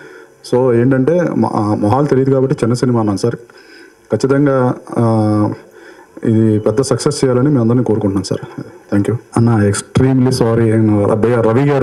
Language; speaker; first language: Telugu; native; Telugu